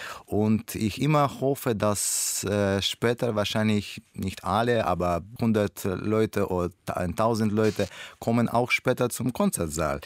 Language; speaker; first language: German; non-native, learner; Russian